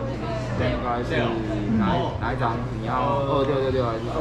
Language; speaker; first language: Chinese; native; Chinese